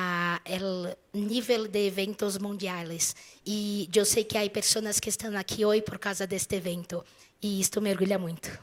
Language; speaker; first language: Spanish; non-native, fluent; Portuguese